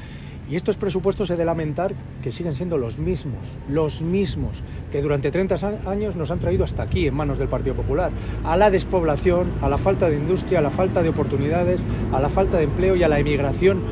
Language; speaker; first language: Spanish; native; Spanish